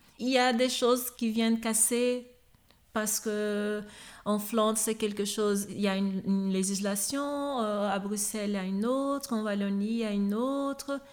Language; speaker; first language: French; non-native, fluent; Portuguese